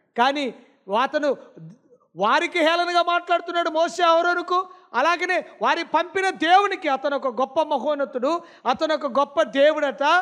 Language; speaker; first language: Telugu; non-native, local second language; Lambadi